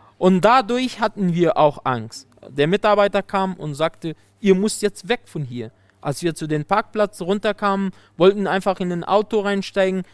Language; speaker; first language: German; non-native, fluent; Persian